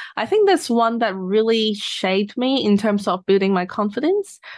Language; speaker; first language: English; non-native, local second language; Cantonese